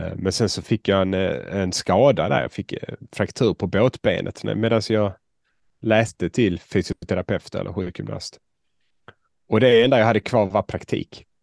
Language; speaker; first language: Swedish; native; Swedish